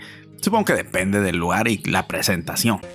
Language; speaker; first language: Spanish; native; Spanish